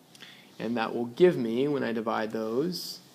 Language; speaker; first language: English; native; English